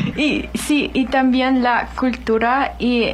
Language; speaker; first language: Spanish; non-native, learner; English